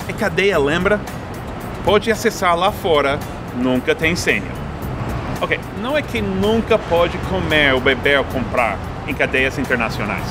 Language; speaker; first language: Portuguese; non-native, fluent; English